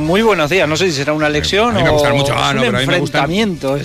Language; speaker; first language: Spanish; native; Spanish